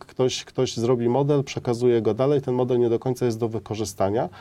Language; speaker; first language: Polish; native; Polish